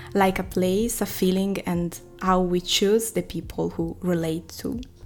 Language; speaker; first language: English; non-native, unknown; Italian